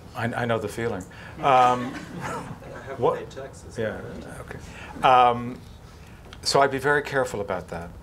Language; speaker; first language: English; native; English